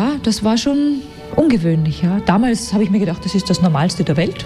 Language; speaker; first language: German; native; German